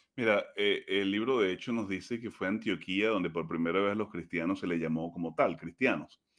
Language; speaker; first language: Spanish; native; Spanish